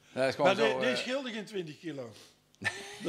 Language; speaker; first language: Dutch; native; Dutch